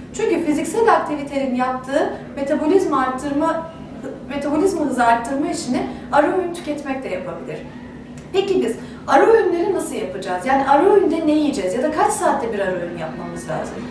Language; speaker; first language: Turkish; native; Turkish